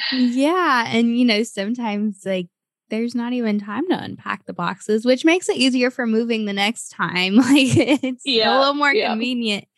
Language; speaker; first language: English; native; English